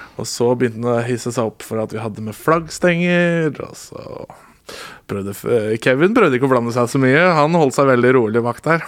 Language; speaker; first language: Norwegian; native; Norwegian